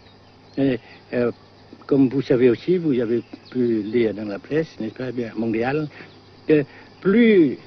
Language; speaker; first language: French; non-native, fluent; Vietnamese